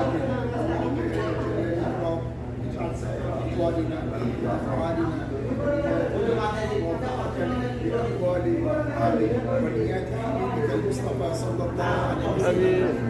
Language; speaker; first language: Arabic; native; Arabic